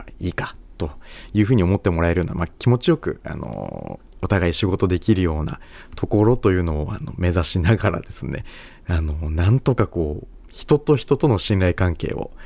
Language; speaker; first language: Japanese; native; Japanese